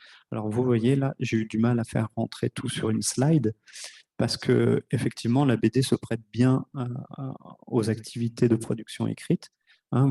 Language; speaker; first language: French; native; French